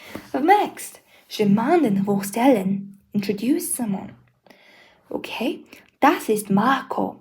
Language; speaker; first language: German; non-native, learner; Mongolian